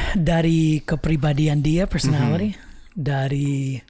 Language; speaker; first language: Indonesian; early bilingual, other home language; English